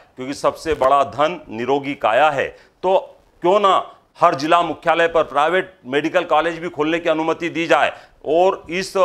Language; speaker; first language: Hindi; native; Hindi